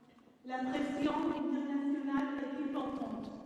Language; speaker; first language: French; non-native, fluent; Hebrew